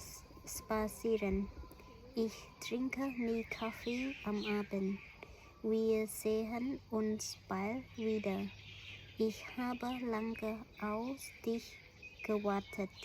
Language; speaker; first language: German; non-native, learner; Khmer